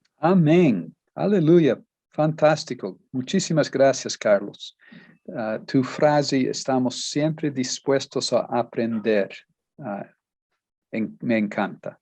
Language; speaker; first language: Spanish; non-native, fluent; Portuguese